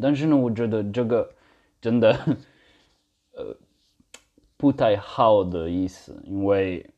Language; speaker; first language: Chinese; non-native, learner; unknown